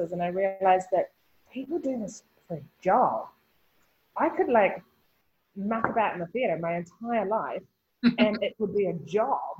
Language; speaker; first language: English; native; English